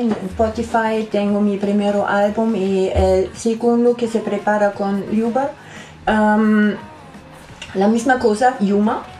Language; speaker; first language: Spanish; non-native, learner; German